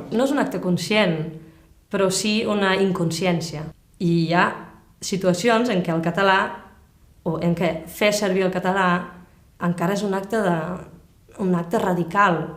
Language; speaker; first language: Catalan; non-native, fluent; German